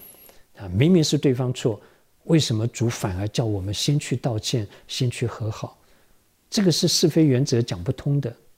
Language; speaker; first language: Chinese; native; Chinese